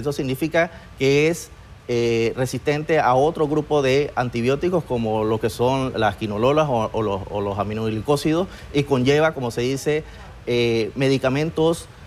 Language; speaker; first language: Spanish; native; Spanish